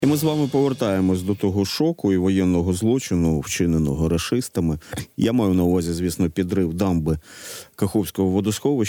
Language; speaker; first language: Ukrainian; native; Ukrainian